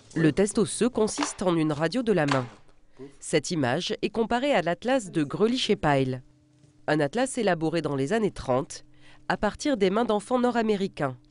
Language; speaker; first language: French; native; French